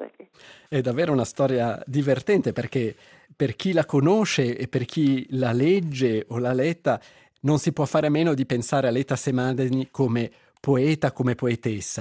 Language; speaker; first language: Italian; native; Italian